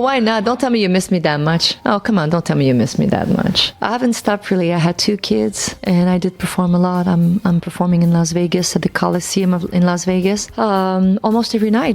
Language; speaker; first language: English; non-native, local second language; French